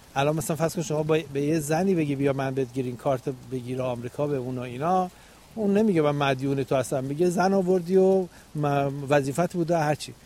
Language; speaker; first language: Persian; native; Persian